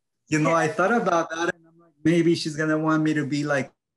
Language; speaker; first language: English; early bilingual, other home language; Spanish